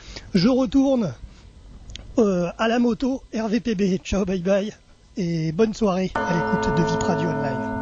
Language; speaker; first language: French; native; French